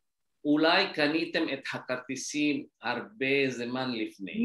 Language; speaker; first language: Hebrew; non-native, fluent; Indonesian